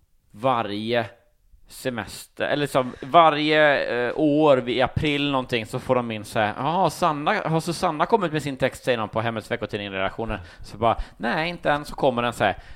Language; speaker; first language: Swedish; native; Swedish